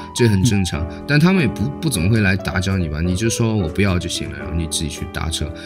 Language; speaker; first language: Chinese; native; Chinese